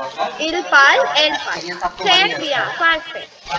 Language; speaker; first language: French; non-native, fluent; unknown